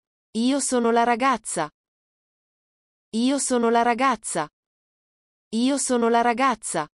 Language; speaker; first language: Italian; non-native, learner; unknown